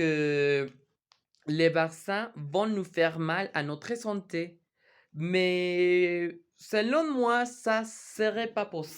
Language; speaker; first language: French; non-native, learner; Spanish